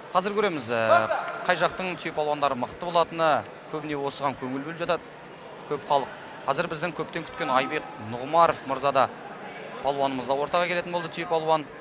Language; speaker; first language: Kazakh; native; Kazakh